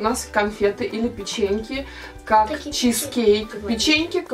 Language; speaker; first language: Russian; native; Russian